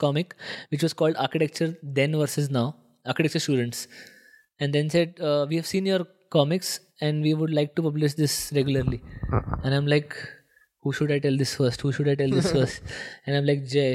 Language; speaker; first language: English; non-native, local second language; Marathi